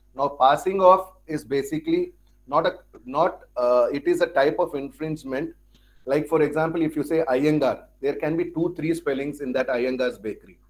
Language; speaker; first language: English; non-native, local second language; Tamil